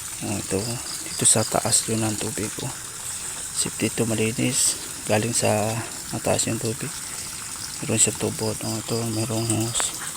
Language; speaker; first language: Filipino; non-native, local second language; Cebuano